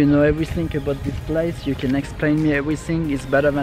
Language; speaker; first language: English; non-native, fluent; French